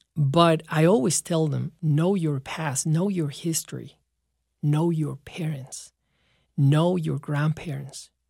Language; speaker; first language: English; non-native, fluent; Spanish